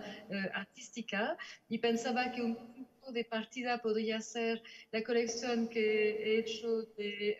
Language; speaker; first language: Spanish; non-native, fluent; French